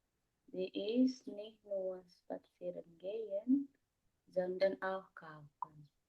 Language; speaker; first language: German; non-native, fluent; Indonesian